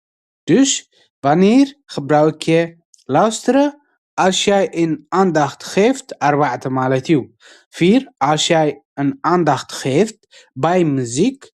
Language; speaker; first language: Dutch; non-native, learner; Tigrinya